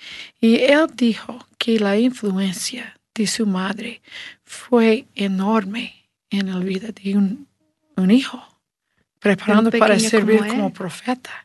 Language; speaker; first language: Spanish; non-native, learner; English